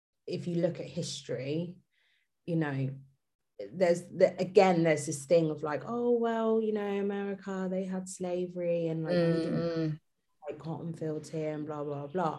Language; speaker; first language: English; native; English